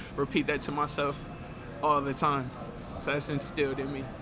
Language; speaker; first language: English; native; English